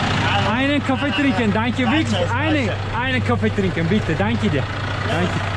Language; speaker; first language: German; non-native, learner; Turkish